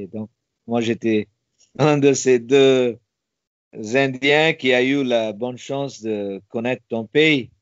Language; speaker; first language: French; non-native, fluent; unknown